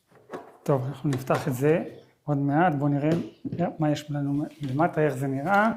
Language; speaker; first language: Hebrew; native; Hebrew